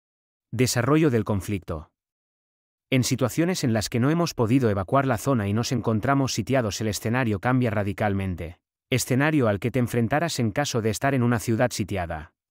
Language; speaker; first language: Spanish; native; Spanish